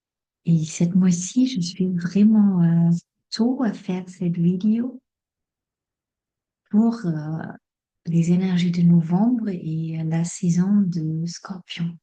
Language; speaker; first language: French; non-native, fluent; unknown